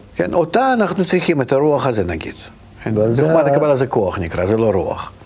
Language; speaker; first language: Hebrew; non-native, fluent; Russian